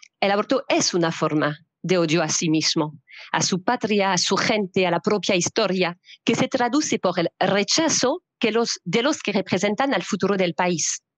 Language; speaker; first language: Spanish; non-native, fluent; French